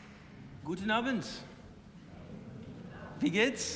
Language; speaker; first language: German; non-native, learner; English